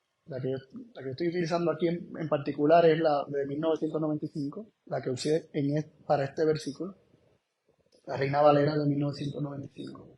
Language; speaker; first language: Spanish; native; Spanish